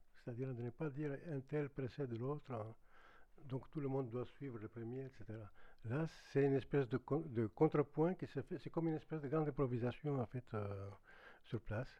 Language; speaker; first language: French; non-native, fluent; Greek